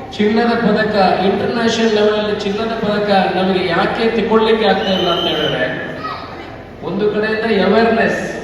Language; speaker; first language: Kannada; native; Kannada